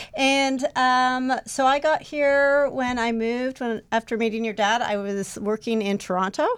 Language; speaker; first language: English; native; English